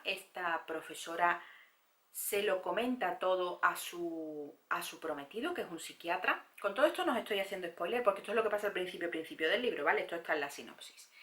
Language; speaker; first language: Spanish; native; Spanish